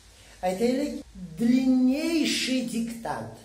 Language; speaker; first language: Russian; non-native, fluent; Uzbek